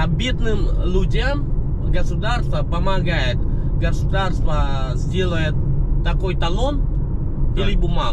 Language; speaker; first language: Russian; non-native, fluent; Khmer